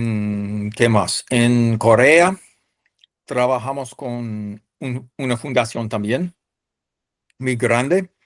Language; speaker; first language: Spanish; non-native, fluent; English